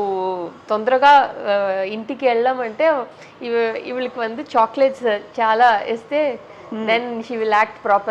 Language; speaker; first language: Telugu; non-native, learner; Tamil